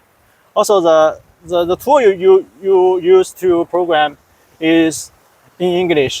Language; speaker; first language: English; non-native, fluent; Chinese